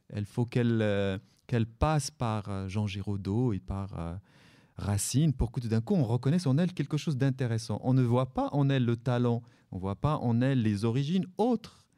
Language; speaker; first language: French; non-native, local second language; Arabic